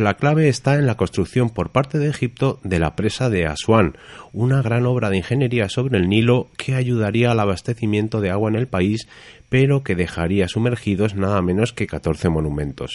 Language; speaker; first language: Spanish; native; Spanish